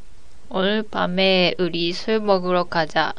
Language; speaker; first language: Korean; non-native, learner; Japanese